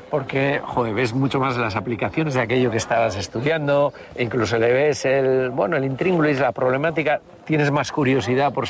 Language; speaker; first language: Spanish; native; Spanish